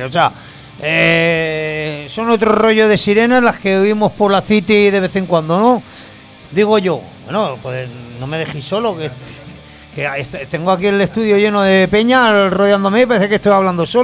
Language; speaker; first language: Spanish; native; Spanish